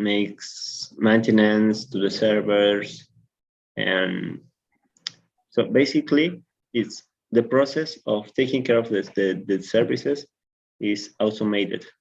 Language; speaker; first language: English; non-native, learner; Spanish